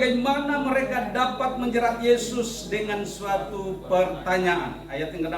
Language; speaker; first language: Indonesian; native; Indonesian